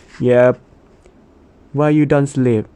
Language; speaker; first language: English; non-native, learner; Thai